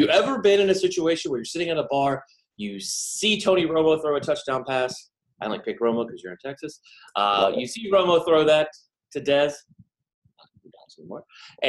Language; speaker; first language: English; native; English